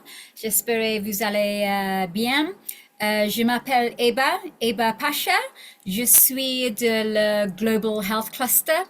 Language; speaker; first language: French; non-native, learner; English